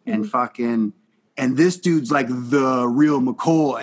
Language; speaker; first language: English; native; English